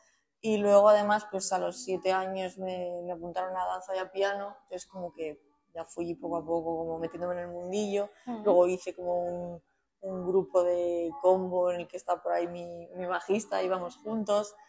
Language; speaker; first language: Spanish; native; Spanish